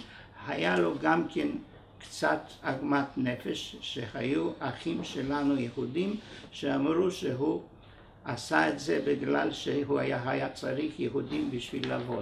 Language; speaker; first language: Hebrew; non-native, fluent; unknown